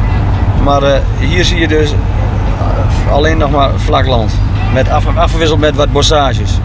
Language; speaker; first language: Dutch; native; Dutch